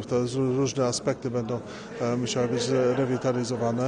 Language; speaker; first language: Polish; early bilingual, heritage; English